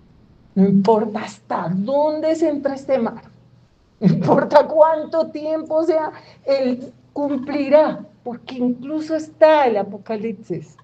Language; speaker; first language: Spanish; native; Spanish